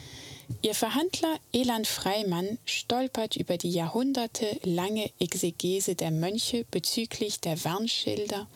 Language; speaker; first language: German; native; German